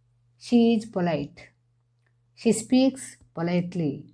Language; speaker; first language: English; non-native, fluent; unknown